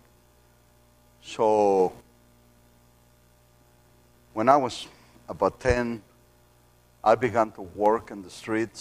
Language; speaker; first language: English; non-native, fluent; Spanish